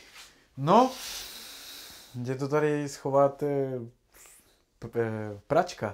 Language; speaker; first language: Czech; non-native, learner; Spanish